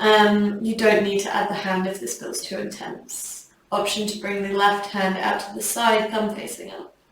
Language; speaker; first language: English; native; English